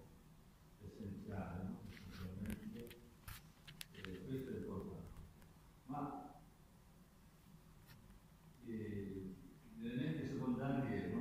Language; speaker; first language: Italian; non-native, learner; Japanese